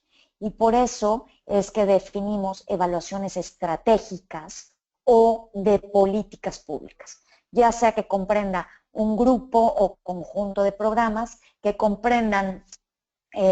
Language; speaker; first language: Spanish; native; Spanish